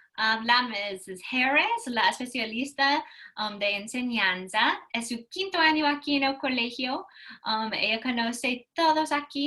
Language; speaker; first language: Spanish; non-native, fluent; English